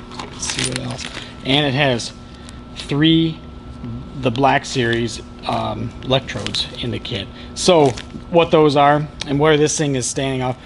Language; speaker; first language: English; native; English